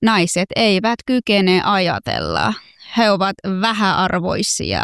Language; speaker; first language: Finnish; non-native, fluent; Persian